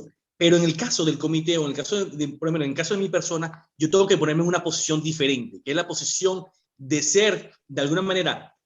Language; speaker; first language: Spanish; native; Spanish